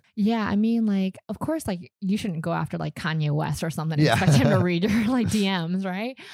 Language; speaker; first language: English; non-native, fluent; Vietnamese